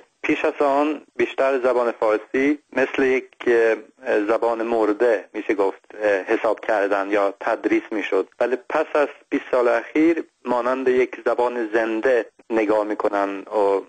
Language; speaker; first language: Persian; non-native, fluent; Swedish